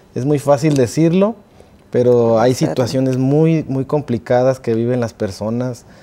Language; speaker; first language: Spanish; native; Spanish